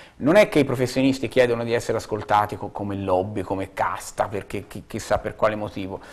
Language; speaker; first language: Italian; native; Italian